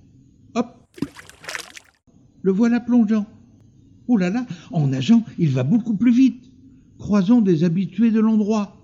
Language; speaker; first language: French; native; French